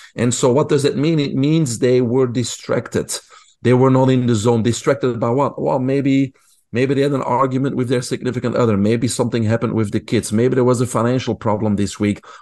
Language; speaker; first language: English; non-native, fluent; Dutch